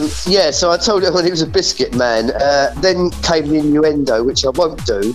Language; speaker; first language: English; native; English